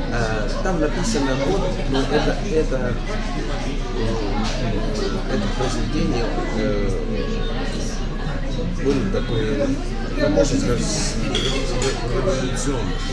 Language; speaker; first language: Russian; non-native, fluent; Estonian